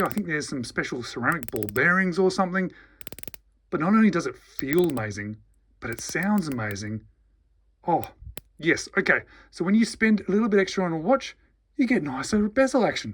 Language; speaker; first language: English; native; English